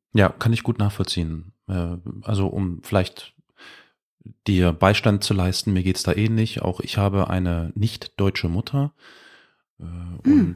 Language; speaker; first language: German; native; German